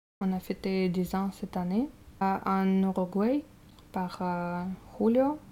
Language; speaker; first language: French; non-native, fluent; Russian